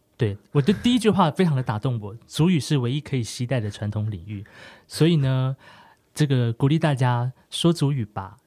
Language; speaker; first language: Chinese; non-native, local second language; Amis